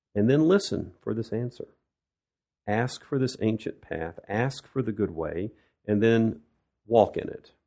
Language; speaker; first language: English; native; English